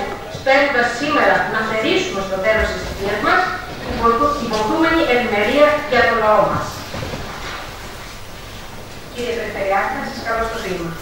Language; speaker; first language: Greek; native; Greek